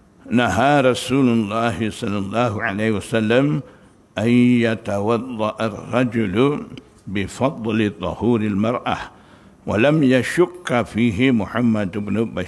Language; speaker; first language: Arabic; non-native, fluent; Malay